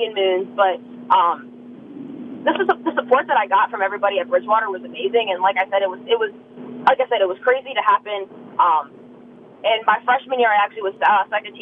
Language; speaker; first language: English; native; English